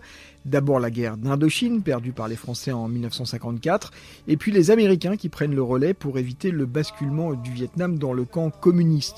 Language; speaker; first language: French; native; French